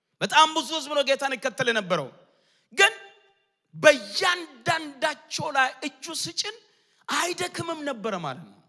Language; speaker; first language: Amharic; non-native, local second language; Oromo